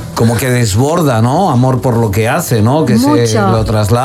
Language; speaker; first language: Spanish; native; Spanish